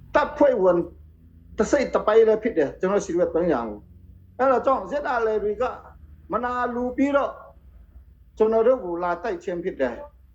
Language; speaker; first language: Burmese; non-native, local second language; Tedim Chin